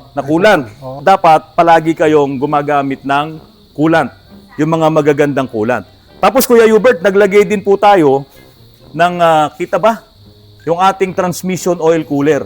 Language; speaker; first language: Filipino; native; Filipino